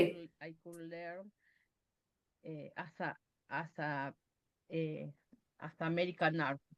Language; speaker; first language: English; non-native, learner; Spanish